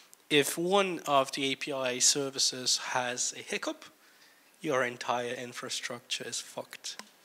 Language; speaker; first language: English; non-native, fluent; Polish